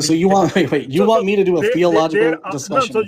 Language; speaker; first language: English; early bilingual, heritage; Punjabi